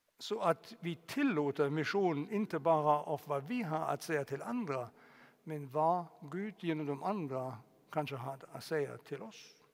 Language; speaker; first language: Swedish; non-native, fluent; German